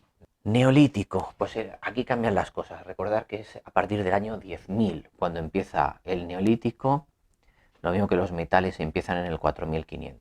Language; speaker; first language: Spanish; native; Spanish